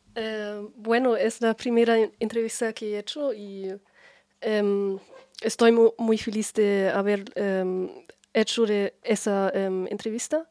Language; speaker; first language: Spanish; non-native, learner; German